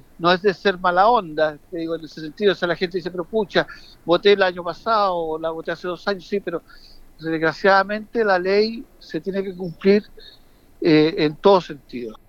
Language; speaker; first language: Spanish; native; Spanish